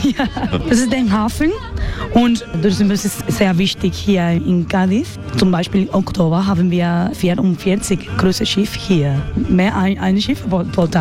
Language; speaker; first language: German; non-native, learner; Spanish